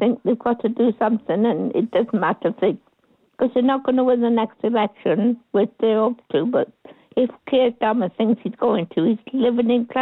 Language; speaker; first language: English; native; English